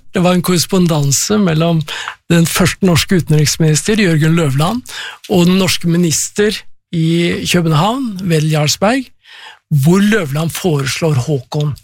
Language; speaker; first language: Norwegian; native; Norwegian